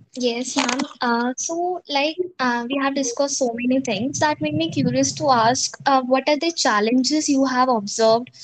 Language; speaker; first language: English; non-native, local second language; Hindi